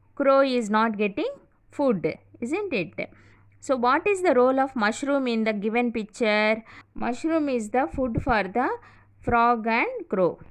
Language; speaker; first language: English; non-native, local second language; Telugu